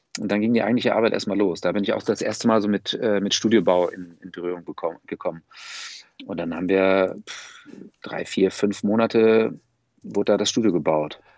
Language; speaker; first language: German; native; German